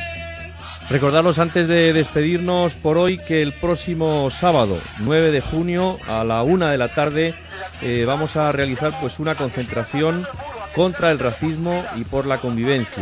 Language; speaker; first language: Spanish; native; Spanish